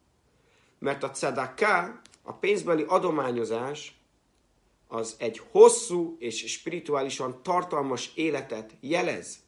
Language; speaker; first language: Hungarian; native; Hungarian